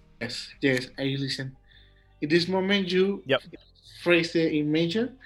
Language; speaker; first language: English; non-native, learner; Spanish